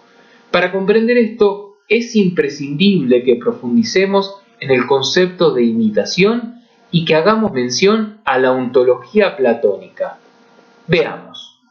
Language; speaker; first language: Spanish; native; Spanish